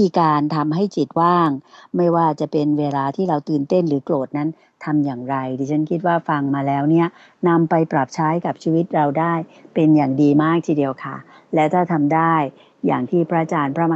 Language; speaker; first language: Thai; native; Thai